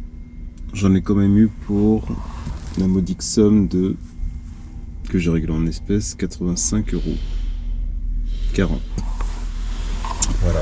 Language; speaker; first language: French; native; French